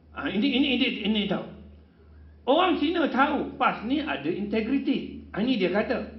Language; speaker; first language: Malay; non-native, local second language; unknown